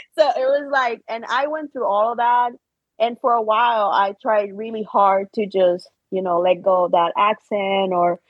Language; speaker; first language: English; non-native, fluent; Spanish